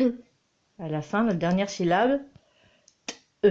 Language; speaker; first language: French; native; French